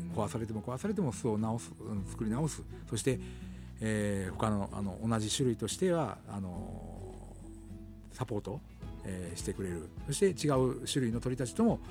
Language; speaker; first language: Japanese; native; Japanese